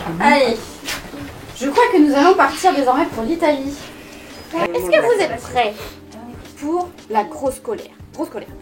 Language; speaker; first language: French; native; French